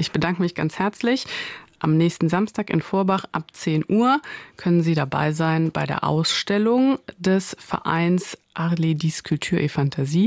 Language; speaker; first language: German; native; German